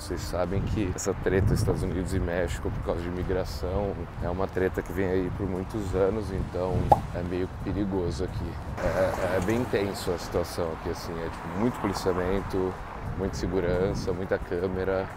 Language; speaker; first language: Portuguese; native; Portuguese